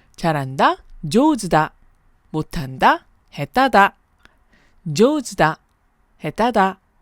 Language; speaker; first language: Korean; native; Korean